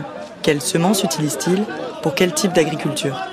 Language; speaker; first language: French; native; French